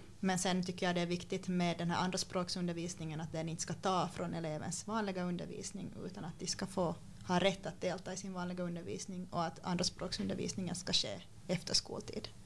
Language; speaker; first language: Swedish; native; Swedish